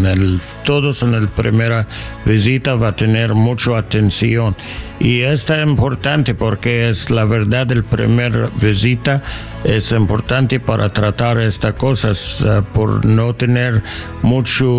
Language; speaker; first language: Spanish; non-native, learner; English